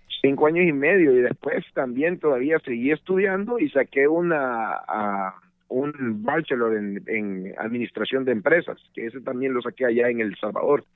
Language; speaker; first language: Spanish; native; Spanish